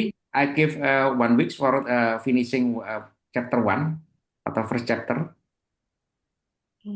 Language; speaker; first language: English; non-native, learner; Indonesian